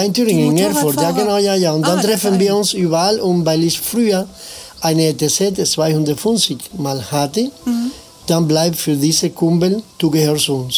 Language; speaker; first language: German; non-native, fluent; Spanish